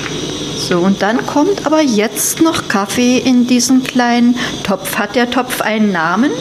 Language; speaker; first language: German; native; German